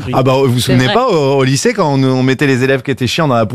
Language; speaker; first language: French; native; French